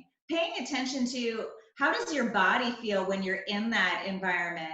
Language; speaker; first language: English; native; English